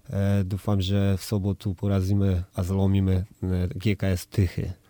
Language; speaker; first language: Czech; non-native, learner; Polish